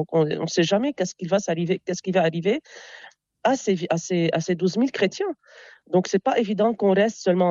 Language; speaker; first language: French; non-native, local second language; Arabic